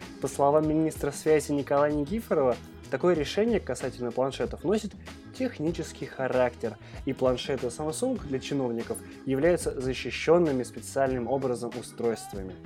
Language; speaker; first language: Russian; native; Russian